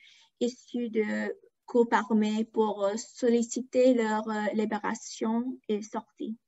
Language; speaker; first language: French; non-native, fluent; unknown